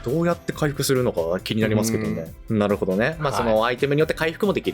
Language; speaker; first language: Japanese; native; Japanese